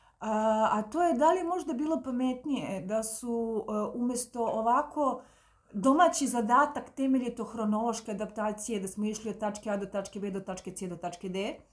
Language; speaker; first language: Serbian; native; Serbian